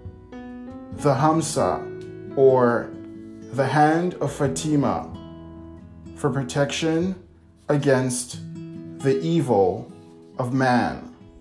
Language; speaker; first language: English; early bilingual, other home language; Portuguese